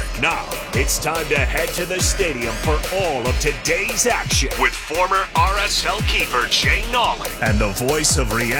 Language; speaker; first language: English; native; English